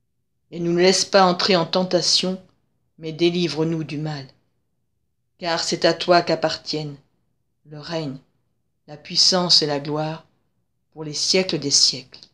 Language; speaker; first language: French; native; French